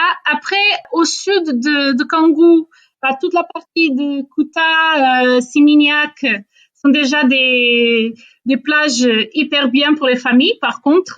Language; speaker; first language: French; non-native, fluent; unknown